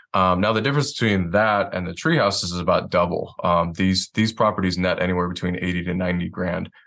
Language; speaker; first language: English; native; English